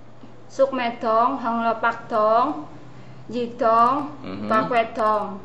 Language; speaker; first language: Cantonese; non-native, learner; Indonesian